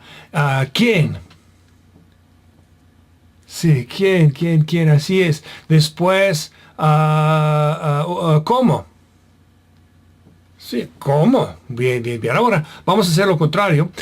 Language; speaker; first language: Spanish; non-native, fluent; English